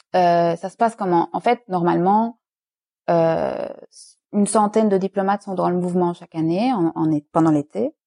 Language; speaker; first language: French; native; French